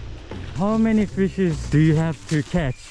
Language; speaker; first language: English; non-native, learner; Korean